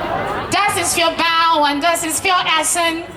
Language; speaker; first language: German; non-native, learner; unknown